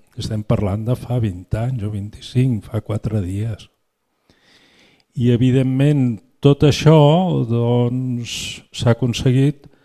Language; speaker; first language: Catalan; native; Catalan